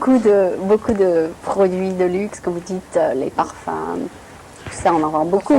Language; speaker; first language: French; native; French